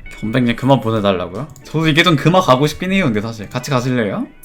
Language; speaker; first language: Korean; native; Korean